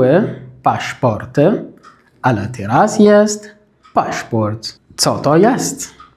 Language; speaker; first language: Polish; non-native, fluent; Arabic